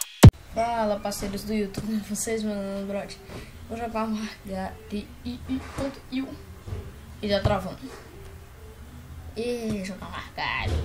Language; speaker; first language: Portuguese; native; Portuguese